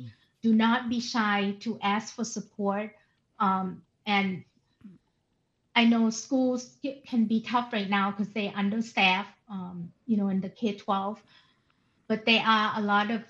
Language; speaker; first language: English; non-native, fluent; Thai